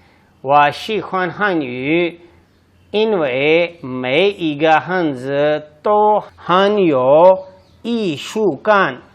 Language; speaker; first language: Chinese; non-native, learner; Urdu